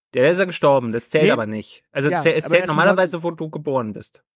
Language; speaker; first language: German; native; German